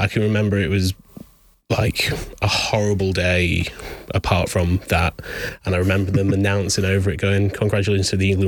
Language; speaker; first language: English; native; English